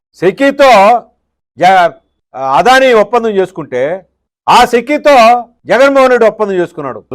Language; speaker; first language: Telugu; native; Telugu